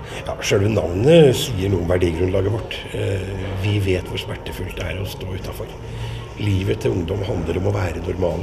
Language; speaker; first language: Norwegian; native; Norwegian